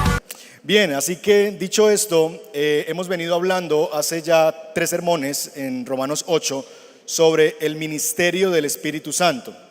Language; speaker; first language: Spanish; native; Spanish